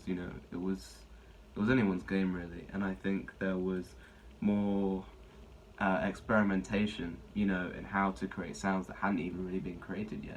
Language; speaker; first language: English; native; English